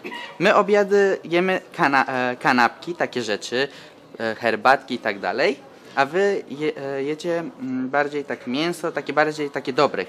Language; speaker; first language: Polish; early bilingual, other home language; Turkish